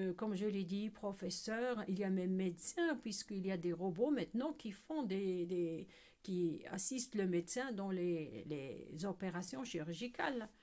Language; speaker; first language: French; non-native, local second language; Arabic